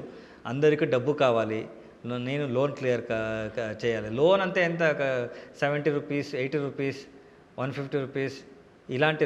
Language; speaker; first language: Telugu; non-native, local second language; Kannada